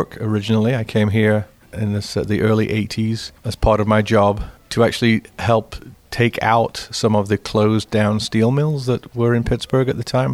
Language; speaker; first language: English; native; English